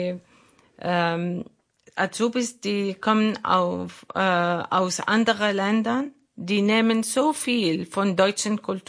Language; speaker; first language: German; non-native, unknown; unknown